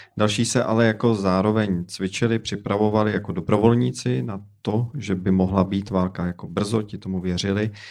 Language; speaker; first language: Czech; native; Czech